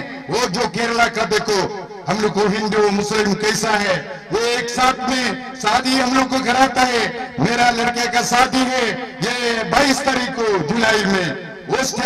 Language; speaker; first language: Hindi; non-native, local second language; Malayalam